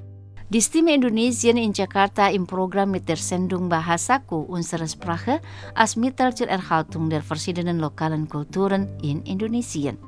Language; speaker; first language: German; non-native, fluent; Indonesian